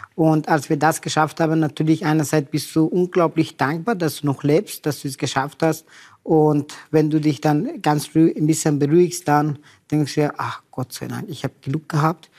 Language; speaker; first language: German; non-native, fluent; Persian